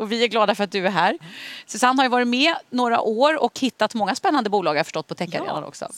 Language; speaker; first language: Swedish; native; Swedish